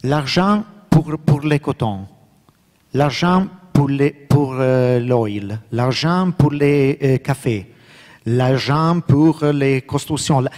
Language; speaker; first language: French; non-native, learner; Italian